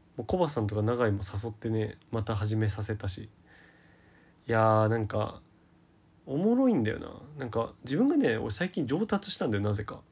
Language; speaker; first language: Japanese; native; Japanese